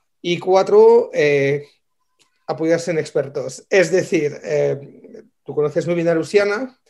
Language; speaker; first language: Spanish; non-native, fluent; French